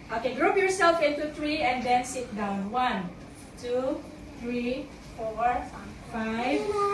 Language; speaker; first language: English; non-native, fluent; Filipino